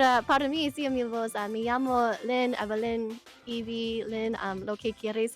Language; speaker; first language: Spanish; non-native, learner; English